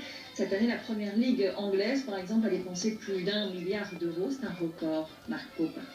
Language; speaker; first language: French; native; French